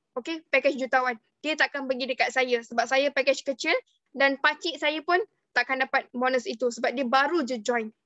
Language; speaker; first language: Malay; native; Malay